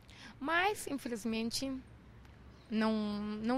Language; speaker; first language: Portuguese; non-native, learner; Arabic